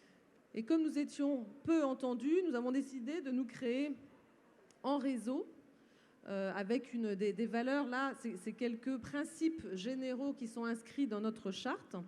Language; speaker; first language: French; native; French